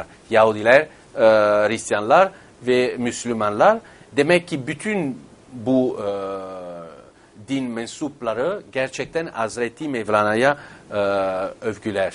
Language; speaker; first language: Turkish; non-native, fluent; Italian